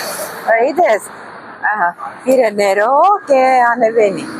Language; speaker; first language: Greek; non-native, learner; Armenian